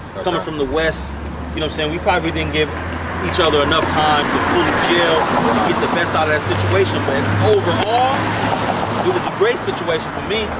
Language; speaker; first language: English; native; English